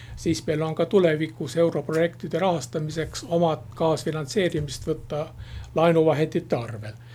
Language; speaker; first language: Estonian; native; Estonian